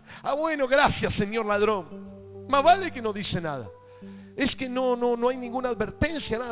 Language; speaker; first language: Spanish; native; Spanish